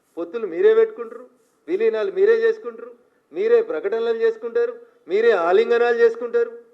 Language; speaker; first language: Telugu; native; Telugu